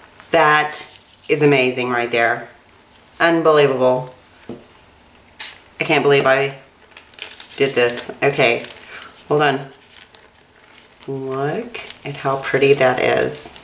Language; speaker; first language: English; native; English